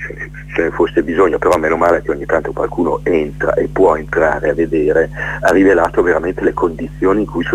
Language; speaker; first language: Italian; native; Italian